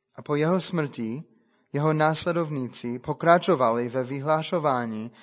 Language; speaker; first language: Czech; non-native, fluent; English